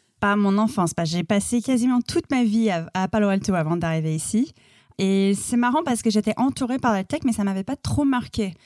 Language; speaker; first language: French; non-native, fluent; English